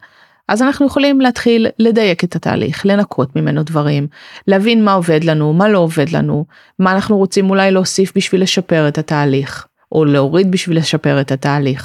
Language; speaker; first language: Hebrew; native; Hebrew